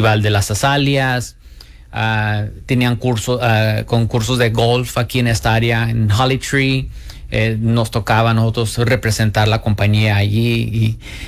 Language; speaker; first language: Spanish; early bilingual, heritage; Spanish